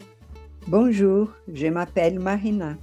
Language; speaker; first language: French; non-native, fluent; Portuguese